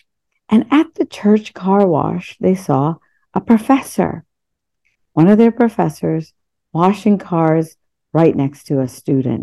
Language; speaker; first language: English; early bilingual, other home language; Urdu